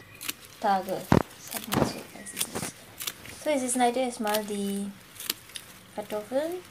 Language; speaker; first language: German; non-native, fluent; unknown